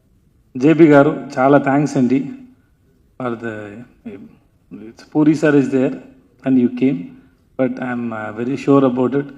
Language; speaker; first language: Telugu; non-native, learner; Tamil